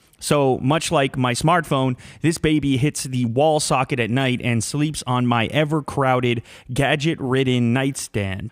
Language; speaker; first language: English; native; English